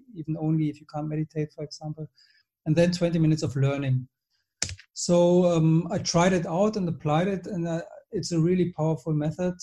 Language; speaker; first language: English; non-native, fluent; German